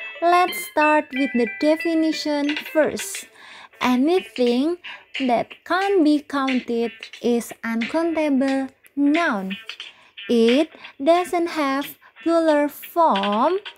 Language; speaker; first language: English; non-native, fluent; Indonesian